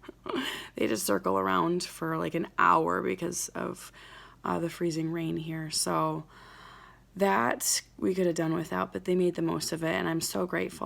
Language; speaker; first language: English; native; English